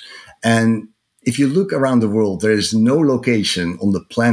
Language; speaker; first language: English; non-native, fluent; Dutch